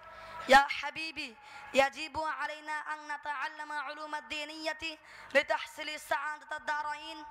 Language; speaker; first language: Arabic; non-native, learner; Bangla